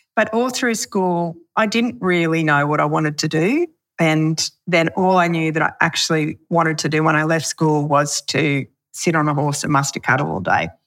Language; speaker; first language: English; native; English